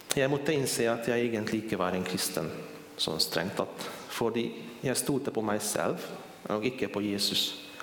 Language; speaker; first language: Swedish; non-native, fluent; Hungarian